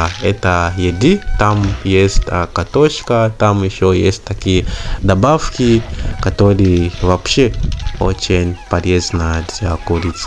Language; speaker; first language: Russian; non-native, learner; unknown